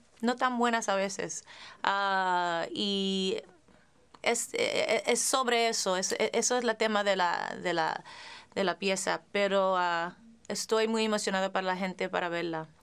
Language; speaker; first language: Spanish; early bilingual, heritage; English